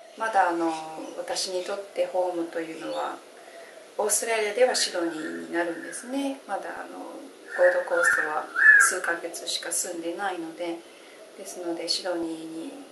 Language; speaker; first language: Japanese; native; Japanese